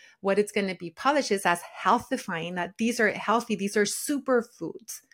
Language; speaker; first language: English; early bilingual, other home language; Spanish